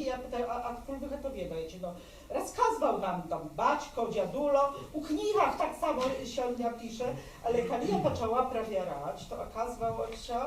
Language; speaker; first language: Polish; non-native, local second language; Belarusian